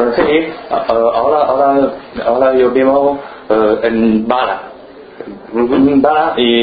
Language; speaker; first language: Spanish; non-native, learner; Chinese